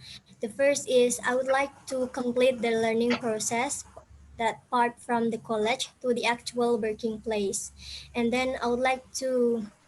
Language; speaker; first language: English; non-native, fluent; Indonesian